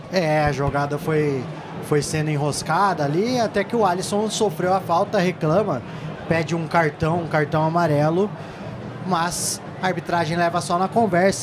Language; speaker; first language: Portuguese; native; Portuguese